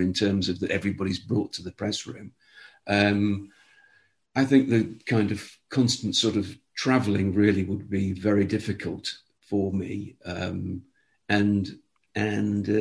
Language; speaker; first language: English; native; English